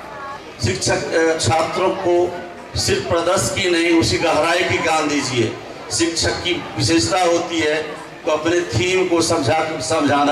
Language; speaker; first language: Hindi; native; Hindi